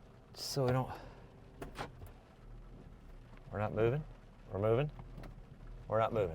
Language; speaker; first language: English; native; English